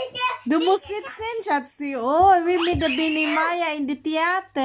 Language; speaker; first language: German; non-native, learner; Cebuano